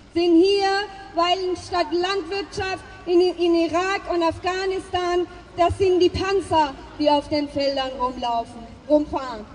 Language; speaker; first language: German; non-native, fluent; Persian